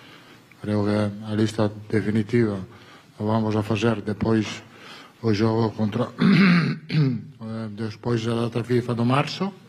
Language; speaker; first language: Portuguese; non-native, learner; Italian